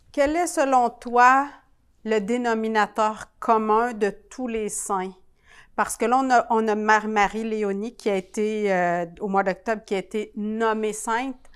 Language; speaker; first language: French; native; French